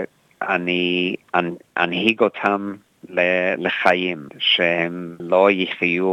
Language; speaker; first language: Hebrew; non-native, fluent; English